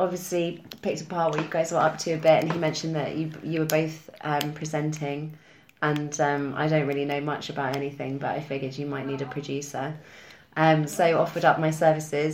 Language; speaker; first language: English; native; English